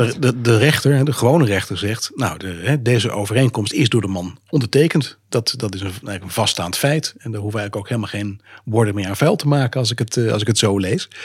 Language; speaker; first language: Dutch; native; Dutch